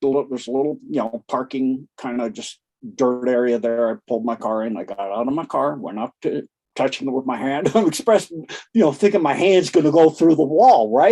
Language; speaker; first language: English; native; English